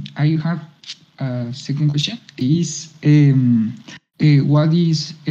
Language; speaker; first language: English; non-native, learner; Spanish